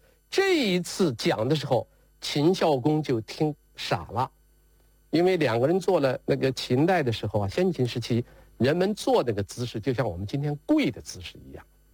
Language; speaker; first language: Chinese; native; Chinese